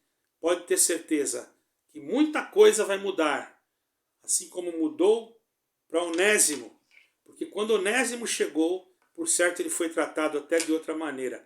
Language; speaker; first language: Portuguese; native; Portuguese